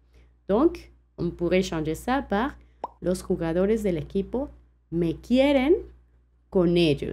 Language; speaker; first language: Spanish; non-native, fluent; French